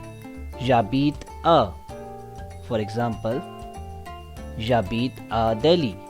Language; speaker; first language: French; non-native, fluent; Hindi